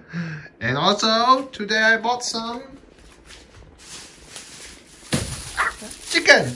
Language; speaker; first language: English; non-native, learner; Vietnamese